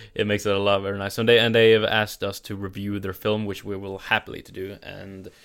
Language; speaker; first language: English; non-native, fluent; Norwegian